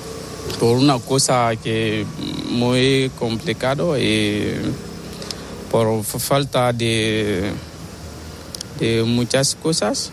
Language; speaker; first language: Spanish; non-native, learner; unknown